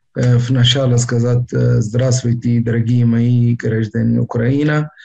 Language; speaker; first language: Russian; non-native, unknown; Arabic